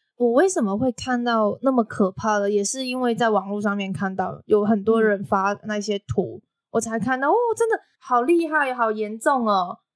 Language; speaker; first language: Chinese; non-native, local second language; Cantonese